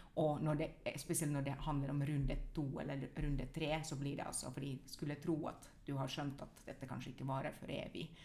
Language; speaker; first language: Norwegian; non-native, fluent; Finnish